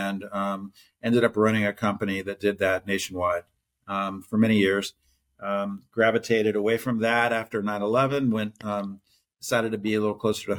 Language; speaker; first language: English; native; English